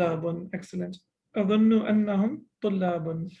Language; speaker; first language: Arabic; non-native, fluent; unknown